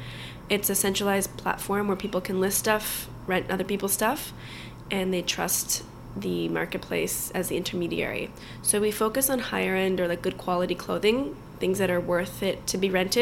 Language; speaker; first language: English; native; English